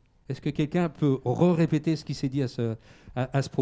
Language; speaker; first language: French; native; French